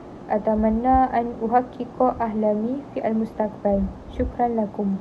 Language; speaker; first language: Arabic; non-native, learner; Malay